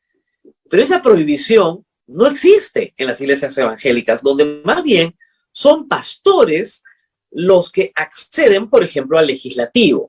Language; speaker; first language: Spanish; native; Spanish